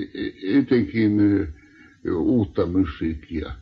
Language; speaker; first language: Finnish; non-native, local second language; Swedish